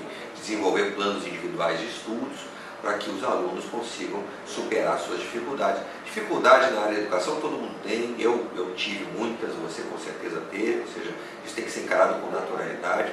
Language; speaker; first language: Portuguese; native; Portuguese